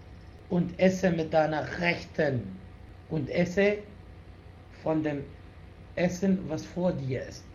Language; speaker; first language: German; non-native, fluent; Arabic